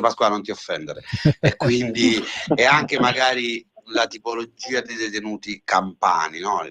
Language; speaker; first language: Italian; native; Italian